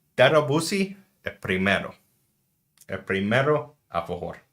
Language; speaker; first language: Spanish; non-native, learner; English